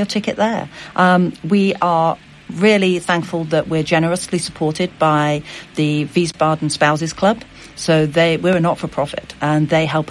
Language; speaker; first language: English; native; English